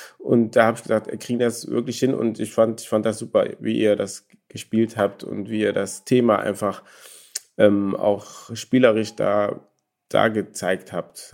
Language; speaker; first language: German; early bilingual, other home language; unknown